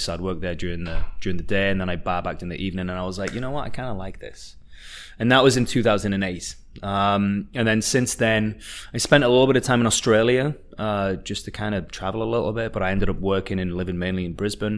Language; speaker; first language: English; native; English